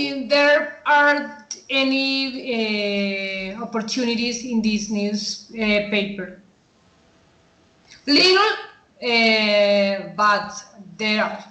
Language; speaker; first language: English; non-native, learner; Spanish